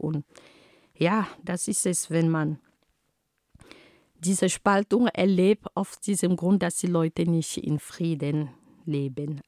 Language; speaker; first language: German; non-native, fluent; Ghomala